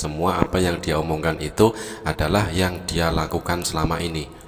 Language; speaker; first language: Indonesian; native; Indonesian